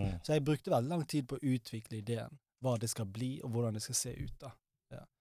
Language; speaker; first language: Norwegian; early bilingual, other home language; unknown